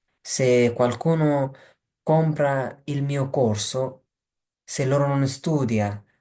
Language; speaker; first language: Italian; non-native, fluent; Bangla